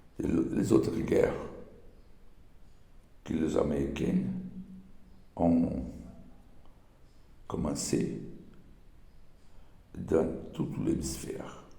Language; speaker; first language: French; non-native, learner; Portuguese